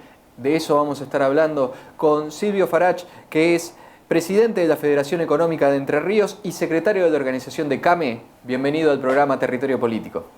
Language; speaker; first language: Spanish; native; Spanish